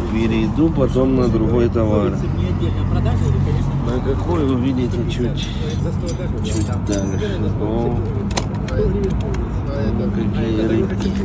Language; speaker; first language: Russian; native; Russian